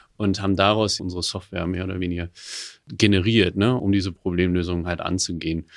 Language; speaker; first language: German; native; German